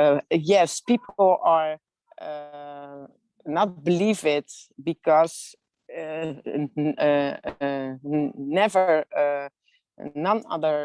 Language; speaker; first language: English; non-native, learner; Dutch